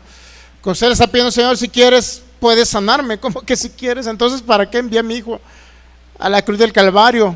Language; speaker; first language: Spanish; native; Spanish